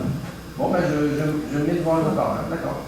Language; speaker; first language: French; native; French